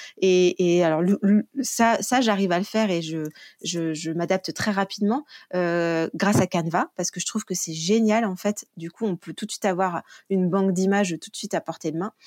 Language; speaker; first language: French; native; French